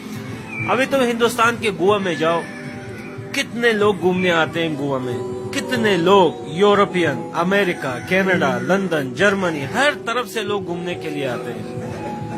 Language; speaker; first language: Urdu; non-native, fluent; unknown